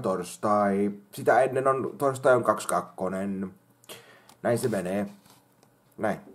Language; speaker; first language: Finnish; native; Finnish